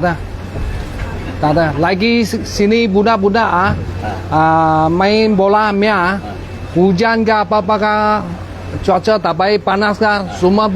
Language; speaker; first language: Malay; non-native, local second language; Cantonese